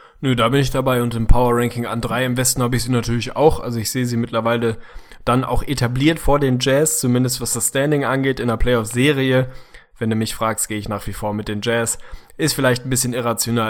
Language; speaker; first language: German; native; German